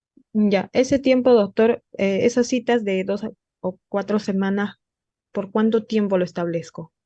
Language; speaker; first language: Spanish; native; Spanish